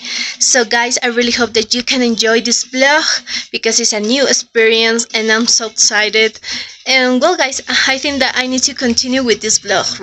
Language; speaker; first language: English; non-native, learner; Spanish